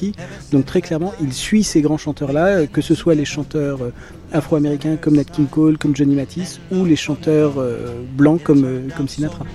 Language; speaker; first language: French; native; French